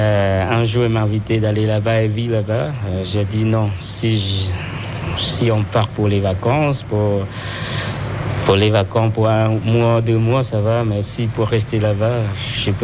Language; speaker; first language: French; non-native, fluent; Khmer